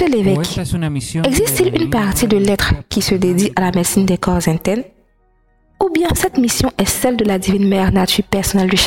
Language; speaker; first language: French; non-native, fluent; Spanish